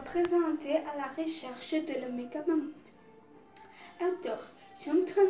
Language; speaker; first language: French; non-native, learner; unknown